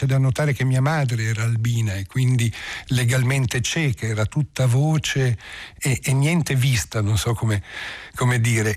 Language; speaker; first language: Italian; early bilingual, other home language; English